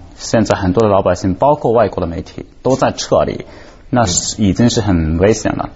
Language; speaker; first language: Chinese; non-native, fluent; Japanese